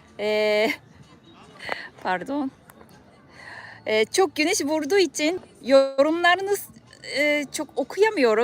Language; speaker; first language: Turkish; non-native, fluent; Japanese